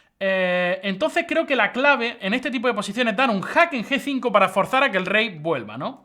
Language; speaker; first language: Spanish; native; Spanish